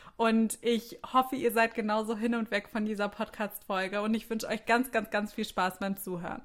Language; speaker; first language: German; native; German